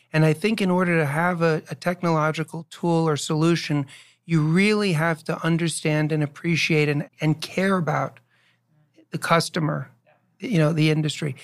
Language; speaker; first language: English; native; English